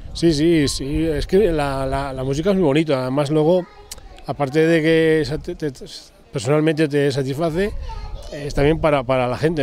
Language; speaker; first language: Spanish; native; Spanish